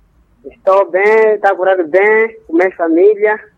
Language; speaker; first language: Portuguese; non-native, local second language; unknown